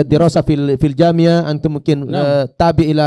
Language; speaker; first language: Arabic; non-native, fluent; Indonesian